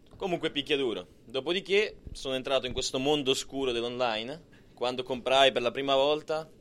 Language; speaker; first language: Italian; early bilingual, other home language; Croatian